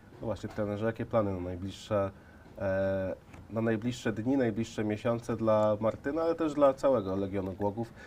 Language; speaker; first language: Polish; native; Polish